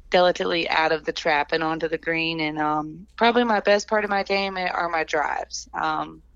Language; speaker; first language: English; native; English